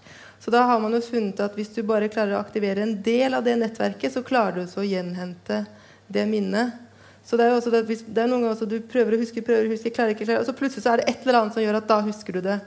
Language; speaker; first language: Norwegian; native; Norwegian